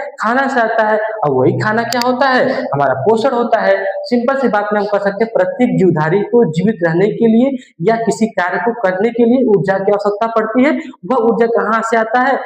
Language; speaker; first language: Hindi; native; Hindi